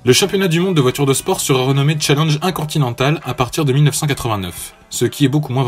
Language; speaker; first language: French; native; French